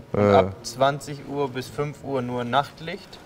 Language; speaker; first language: German; native; German